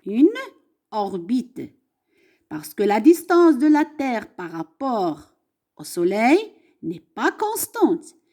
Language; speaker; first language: French; non-native, local second language; Arabic